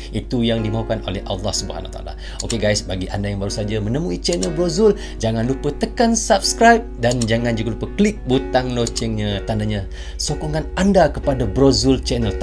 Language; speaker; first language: Malay; native; Malay